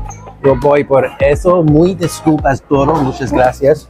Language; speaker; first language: Spanish; non-native, learner; English